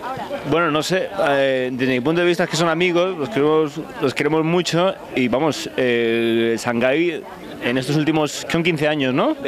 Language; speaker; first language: Spanish; native; Spanish